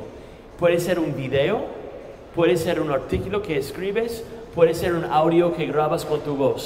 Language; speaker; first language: Spanish; non-native, fluent; English